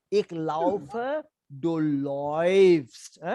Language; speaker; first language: German; non-native, learner; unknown